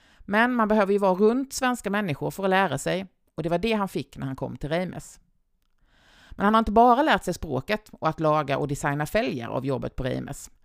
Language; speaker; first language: Swedish; native; Swedish